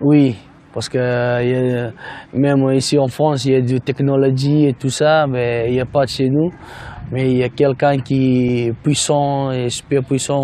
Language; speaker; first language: French; non-native, learner; Fijian